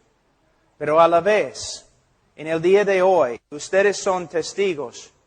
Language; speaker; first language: Spanish; non-native, fluent; English